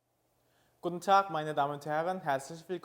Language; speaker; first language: German; non-native, fluent; Korean